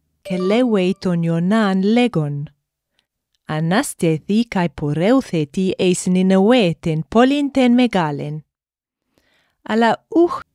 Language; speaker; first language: Greek; non-native, fluent; English